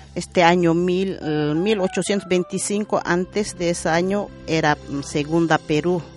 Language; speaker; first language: Spanish; non-native, local second language; Quechua